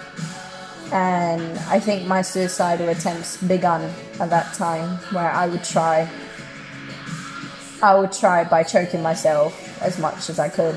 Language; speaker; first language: English; native; English